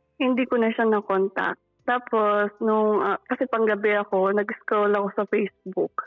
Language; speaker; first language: Filipino; non-native, local second language; Pangasinan